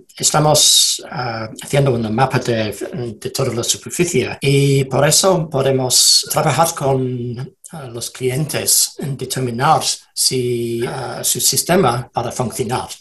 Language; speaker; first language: Spanish; non-native, learner; English